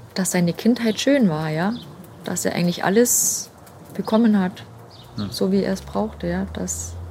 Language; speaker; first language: German; native; German